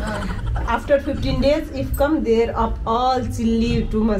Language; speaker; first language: English; non-native, learner; Nepali